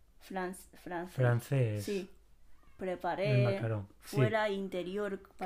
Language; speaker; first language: Spanish; non-native, fluent; Japanese